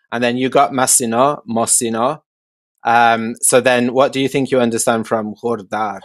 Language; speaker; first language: English; early bilingual, other home language; Albanian